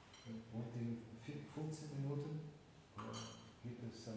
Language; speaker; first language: German; non-native, learner; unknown